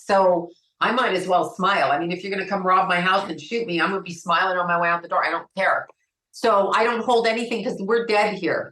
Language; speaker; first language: English; native; English